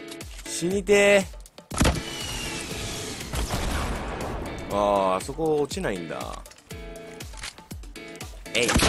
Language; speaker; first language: Japanese; native; Japanese